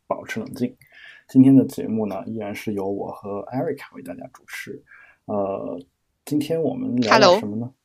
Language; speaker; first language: Chinese; native; Chinese